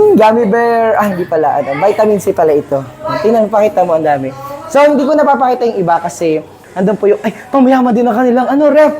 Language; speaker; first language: Filipino; native; Filipino